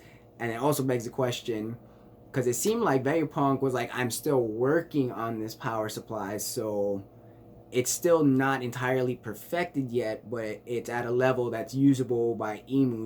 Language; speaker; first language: English; native; English